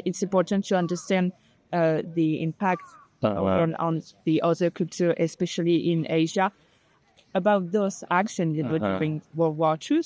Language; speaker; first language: English; non-native, learner; French